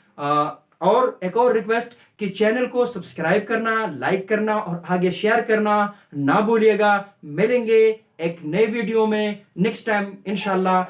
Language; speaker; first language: Urdu; native; Urdu